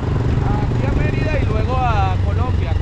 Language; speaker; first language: Spanish; native; Spanish